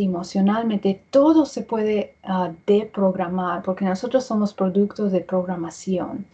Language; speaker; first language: Spanish; early bilingual, heritage; English